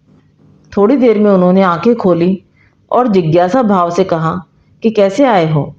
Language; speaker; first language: Hindi; native; Hindi